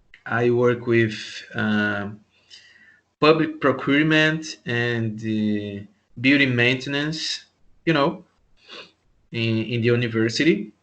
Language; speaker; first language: English; non-native, learner; Portuguese